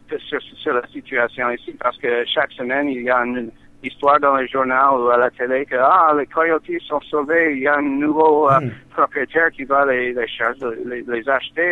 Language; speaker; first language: French; non-native, learner; English